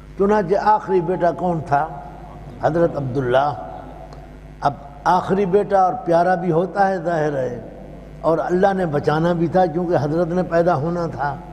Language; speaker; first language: Urdu; non-native, local second language; Saraiki